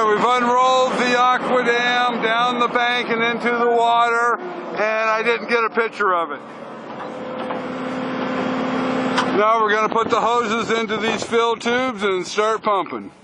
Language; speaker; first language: English; native; English